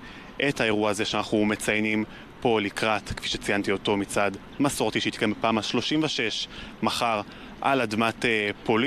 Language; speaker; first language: Hebrew; native; Hebrew